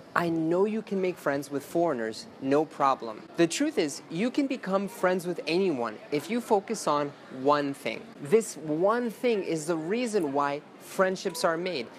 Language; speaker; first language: English; native; English